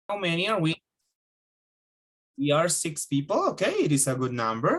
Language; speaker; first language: English; non-native, fluent; Spanish